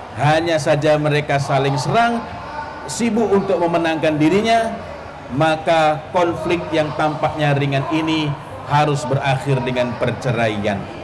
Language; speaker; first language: Indonesian; native; Indonesian